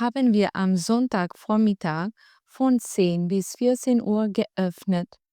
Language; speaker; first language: German; non-native, fluent; Albanian